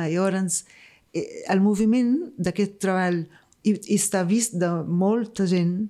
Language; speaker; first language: Catalan; non-native, fluent; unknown